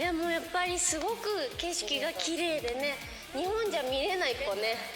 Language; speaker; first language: Japanese; native; Japanese